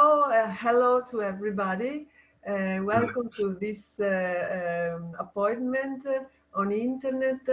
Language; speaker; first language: English; non-native, learner; Italian